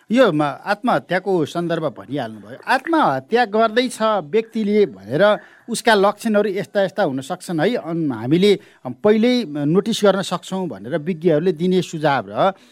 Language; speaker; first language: Nepali; native; Nepali